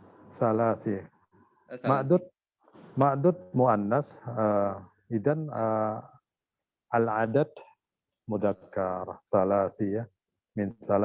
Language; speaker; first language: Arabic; non-native, fluent; Indonesian